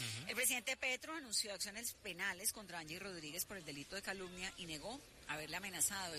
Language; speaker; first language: Spanish; native; Spanish